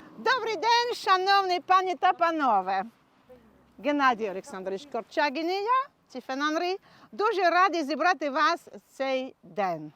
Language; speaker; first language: Ukrainian; non-native, fluent; French